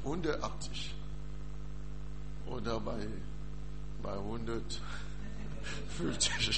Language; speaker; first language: German; non-native, learner; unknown